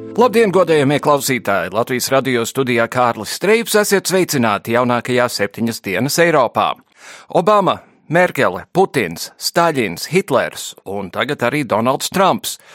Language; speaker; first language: Latvian; early bilingual, heritage; Latvian